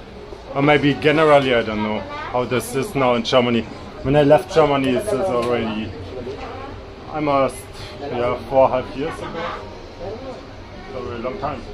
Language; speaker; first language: English; non-native, learner; German